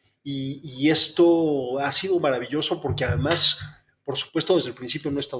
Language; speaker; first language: Spanish; native; Spanish